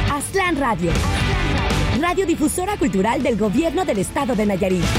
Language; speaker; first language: Spanish; native; Spanish